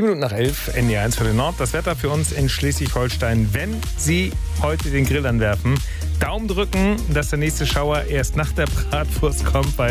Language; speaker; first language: German; native; German